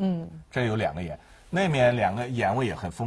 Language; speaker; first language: Chinese; native; Chinese